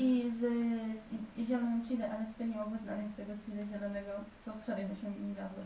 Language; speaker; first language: Polish; native; Polish